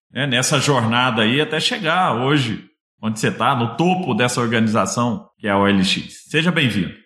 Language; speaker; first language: Portuguese; native; Portuguese